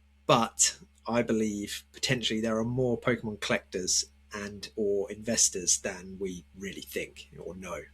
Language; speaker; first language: English; native; English